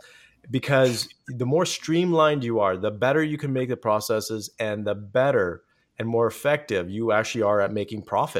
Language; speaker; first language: English; native; English